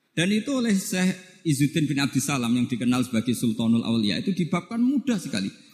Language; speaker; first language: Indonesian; non-native, local second language; Javanese